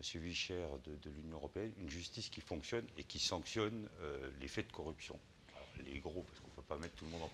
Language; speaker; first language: French; native; French